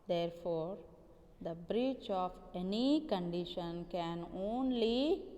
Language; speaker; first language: English; non-native, local second language; Telugu